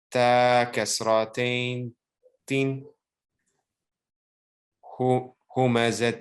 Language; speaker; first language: Arabic; non-native, learner; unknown